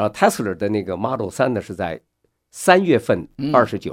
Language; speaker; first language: Chinese; native; Chinese